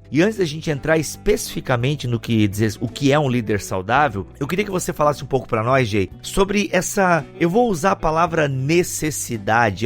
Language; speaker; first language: Portuguese; native; Portuguese